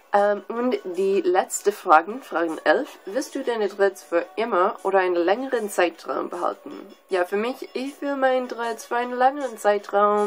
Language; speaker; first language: German; non-native, learner; English